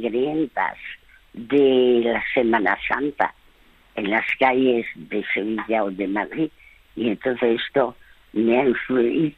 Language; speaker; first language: Spanish; early bilingual, other home language; French